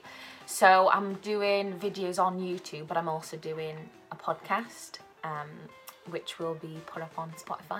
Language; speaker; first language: English; native; English